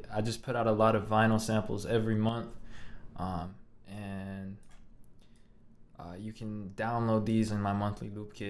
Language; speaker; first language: English; native; English